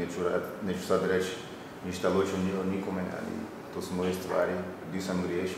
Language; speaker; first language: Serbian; non-native, fluent; Portuguese